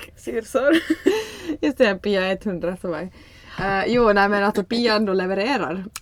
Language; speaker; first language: Swedish; native; Swedish